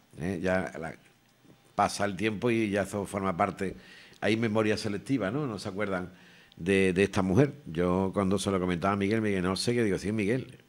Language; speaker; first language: Spanish; native; Spanish